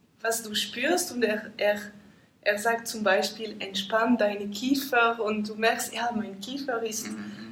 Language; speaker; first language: German; non-native, fluent; French